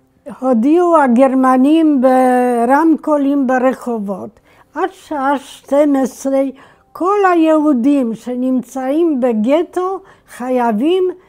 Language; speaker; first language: Hebrew; non-native, fluent; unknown